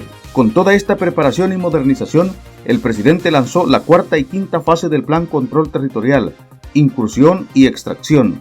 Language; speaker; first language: Spanish; native; Spanish